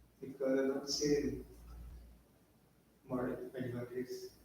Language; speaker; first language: English; non-native, learner; Portuguese